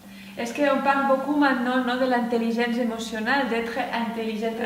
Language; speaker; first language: French; non-native, learner; Spanish